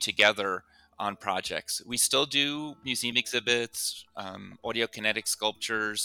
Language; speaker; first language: English; native; English